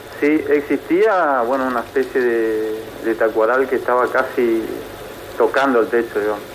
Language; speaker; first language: Spanish; native; Spanish